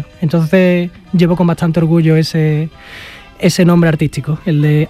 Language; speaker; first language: Spanish; native; Spanish